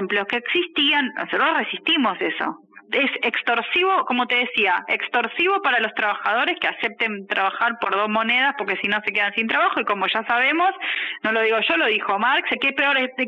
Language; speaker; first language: Spanish; native; Spanish